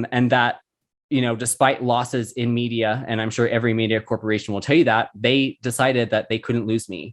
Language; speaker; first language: English; native; English